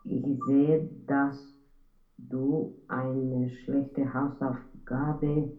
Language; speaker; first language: German; non-native, learner; Romanian